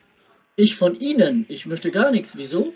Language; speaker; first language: German; native; German